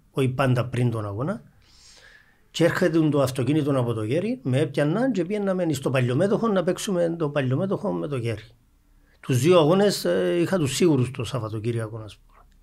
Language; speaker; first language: Greek; native; Greek